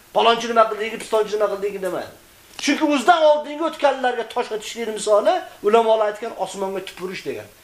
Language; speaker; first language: Uzbek; native; Uzbek